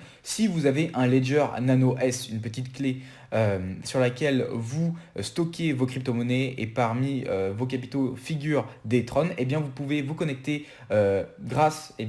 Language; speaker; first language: French; native; French